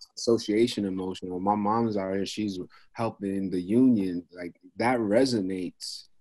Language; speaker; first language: English; native; English